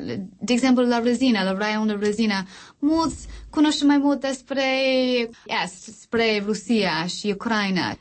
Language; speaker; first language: Romanian; non-native, learner; English